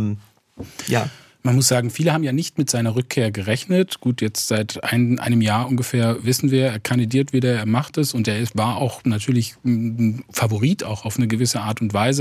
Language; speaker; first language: German; native; German